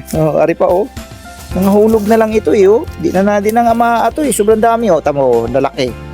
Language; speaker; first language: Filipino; non-native, local second language; Cebuano